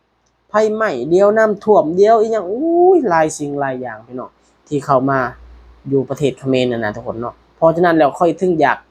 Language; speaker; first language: Thai; non-native, local second language; Lao